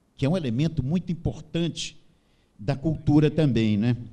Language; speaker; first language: Portuguese; native; Portuguese